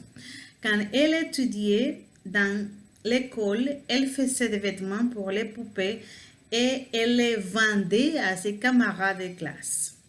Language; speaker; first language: French; non-native, learner; Spanish